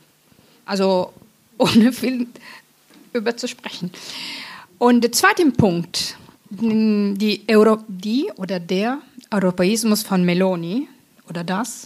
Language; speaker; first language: German; non-native, fluent; Italian